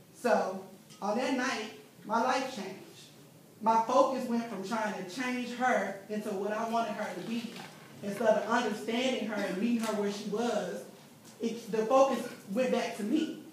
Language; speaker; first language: English; native; English